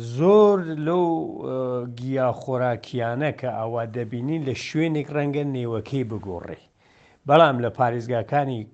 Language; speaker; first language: Central Kurdish; non-native, local second language; Southern Kurdish